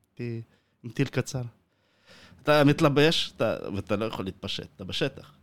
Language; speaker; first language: Hebrew; non-native, fluent; Russian